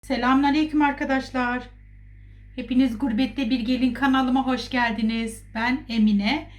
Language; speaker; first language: Turkish; native; Turkish